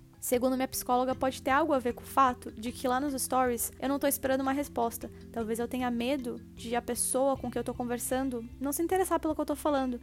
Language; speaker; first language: Portuguese; native; Portuguese